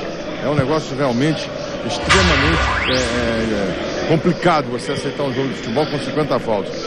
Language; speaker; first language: Portuguese; native; Portuguese